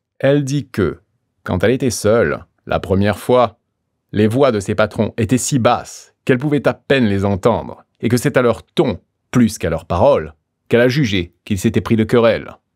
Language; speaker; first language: French; native; French